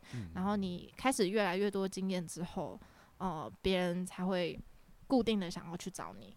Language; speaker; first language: Chinese; native; Chinese